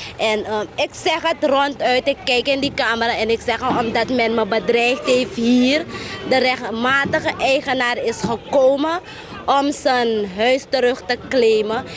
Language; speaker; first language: Dutch; native; Dutch